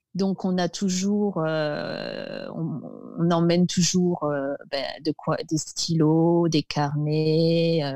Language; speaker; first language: French; native; French